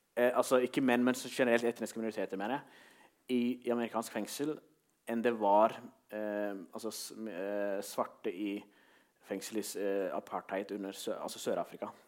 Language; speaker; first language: Norwegian; early bilingual, other home language; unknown